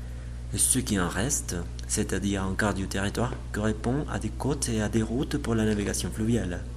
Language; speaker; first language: French; non-native, learner; Spanish